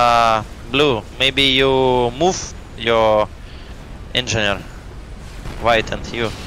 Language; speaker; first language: English; non-native, learner; Russian